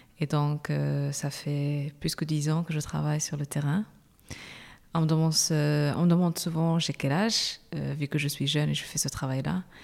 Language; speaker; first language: French; non-native, local second language; Arabic